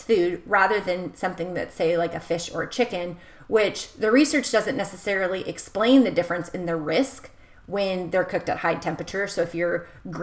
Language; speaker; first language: English; native; English